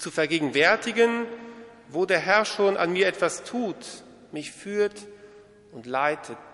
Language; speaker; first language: German; native; German